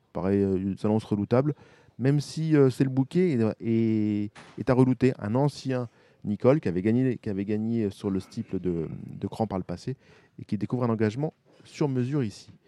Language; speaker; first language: French; native; French